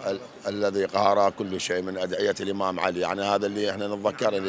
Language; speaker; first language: Arabic; native; Arabic